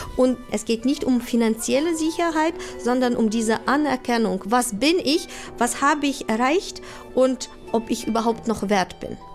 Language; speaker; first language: German; non-native, fluent; Ukrainian